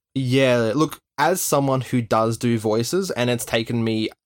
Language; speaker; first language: English; native; English